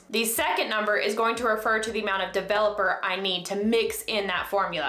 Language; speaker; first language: English; native; English